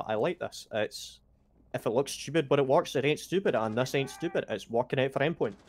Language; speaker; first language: English; native; English